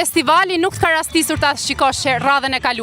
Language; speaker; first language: Albanian; native; Albanian